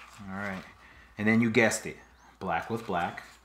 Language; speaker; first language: English; early bilingual, other home language; Spanish